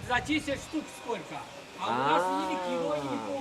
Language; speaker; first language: Russian; non-native, learner; Chinese